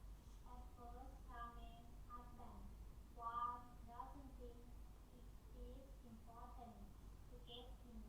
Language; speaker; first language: English; non-native, learner; Thai